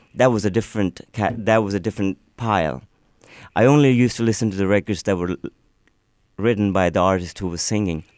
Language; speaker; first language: English; non-native, local second language; Urdu